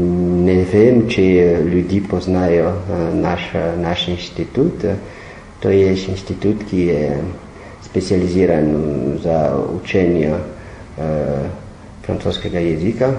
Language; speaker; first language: Slovenian; non-native, fluent; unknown